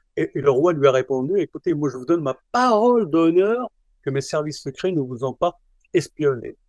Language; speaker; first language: French; non-native, local second language; Arabic